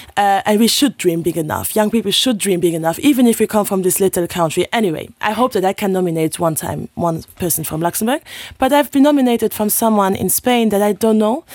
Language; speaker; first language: English; non-native, fluent; Luxembourgish